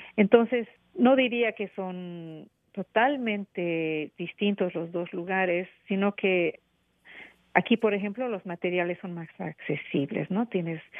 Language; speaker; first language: Spanish; native; Spanish